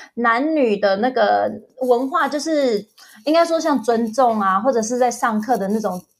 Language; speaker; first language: Chinese; early bilingual, other home language; English